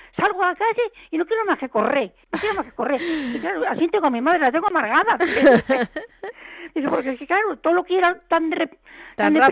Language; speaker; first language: Spanish; native; Spanish